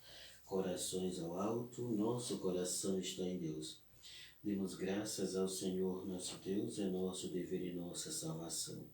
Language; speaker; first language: Portuguese; native; Portuguese